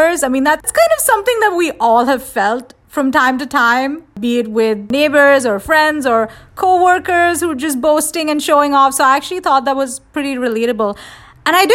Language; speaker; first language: English; non-native, local second language; Hindi